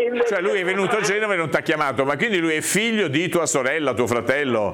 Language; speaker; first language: Italian; native; Italian